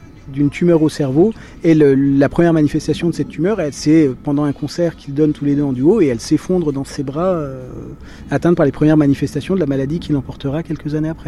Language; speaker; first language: French; native; French